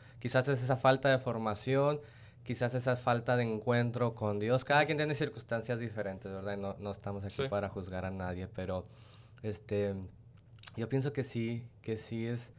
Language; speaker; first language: Spanish; native; Spanish